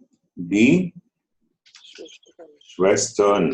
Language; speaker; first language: German; non-native, fluent; Telugu